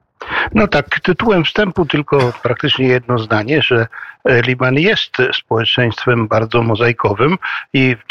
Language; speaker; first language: Polish; native; Polish